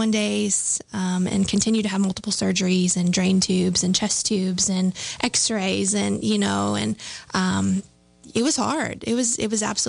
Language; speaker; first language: English; native; English